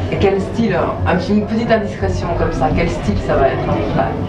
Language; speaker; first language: French; native; French